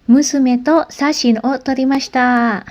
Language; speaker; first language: Japanese; non-native, fluent; Indonesian